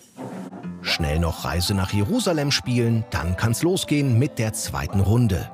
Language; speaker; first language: German; native; German